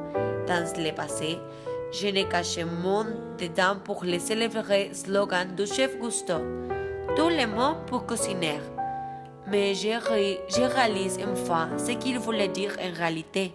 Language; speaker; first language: French; non-native, learner; Spanish